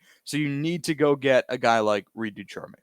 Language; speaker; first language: English; native; English